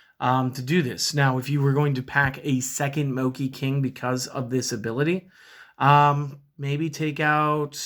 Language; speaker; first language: English; native; English